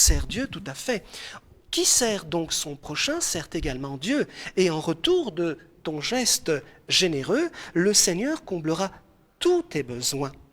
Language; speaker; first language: French; non-native, local second language; Arabic